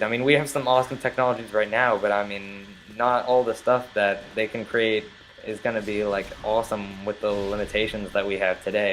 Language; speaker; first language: English; native; English